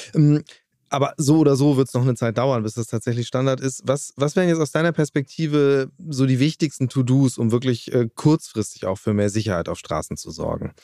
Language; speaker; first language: German; native; German